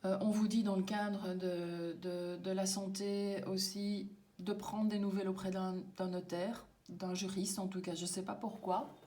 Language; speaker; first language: French; native; French